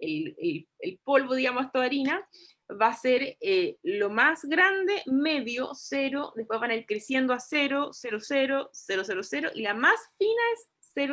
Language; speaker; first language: Spanish; native; Spanish